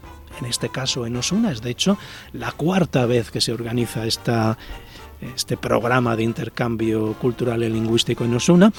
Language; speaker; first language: Spanish; native; Spanish